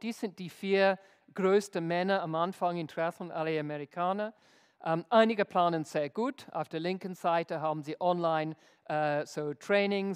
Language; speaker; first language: German; non-native, fluent; English